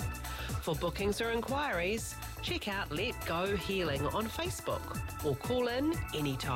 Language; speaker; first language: English; native; English